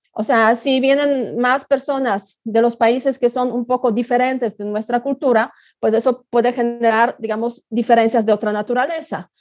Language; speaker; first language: Spanish; non-native, fluent; Polish